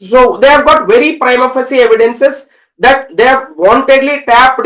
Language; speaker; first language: English; non-native, local second language; Telugu